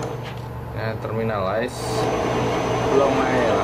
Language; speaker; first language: Indonesian; native; Indonesian